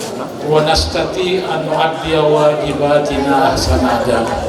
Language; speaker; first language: Arabic; non-native, fluent; Indonesian